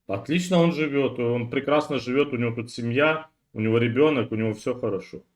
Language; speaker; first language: Russian; native; Russian